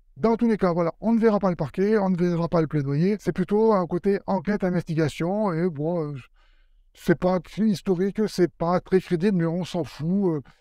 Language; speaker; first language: French; native; French